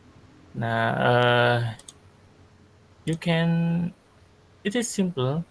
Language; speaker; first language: English; non-native, learner; Sundanese